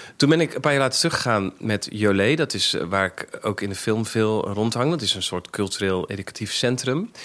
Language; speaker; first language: Dutch; native; Dutch